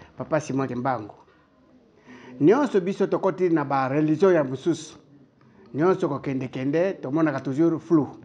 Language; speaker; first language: Lingala; non-native, local second language; Kituba (Democratic Republic of Congo)